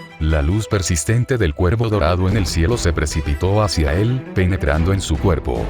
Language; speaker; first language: Spanish; native; Spanish